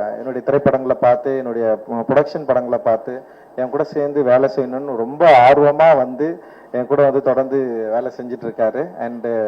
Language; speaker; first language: Tamil; native; Tamil